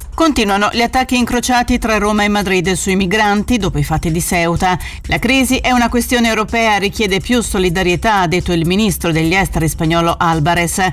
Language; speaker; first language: Italian; native; Italian